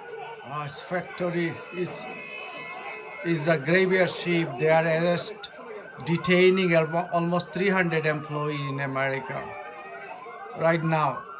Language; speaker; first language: English; non-native, learner; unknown